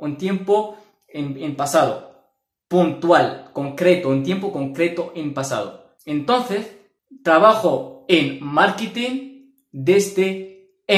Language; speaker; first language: Spanish; non-native, fluent; Arabic